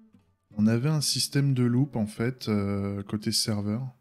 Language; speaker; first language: French; native; French